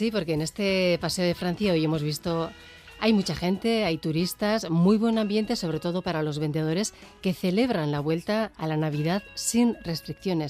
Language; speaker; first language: Spanish; native; Spanish